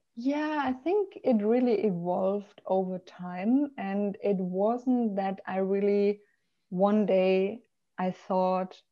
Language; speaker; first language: English; non-native, fluent; German